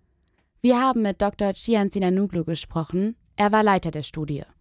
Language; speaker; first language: German; native; German